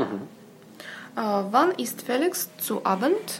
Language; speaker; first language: German; non-native, learner; Russian